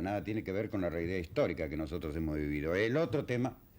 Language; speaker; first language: Spanish; native; Spanish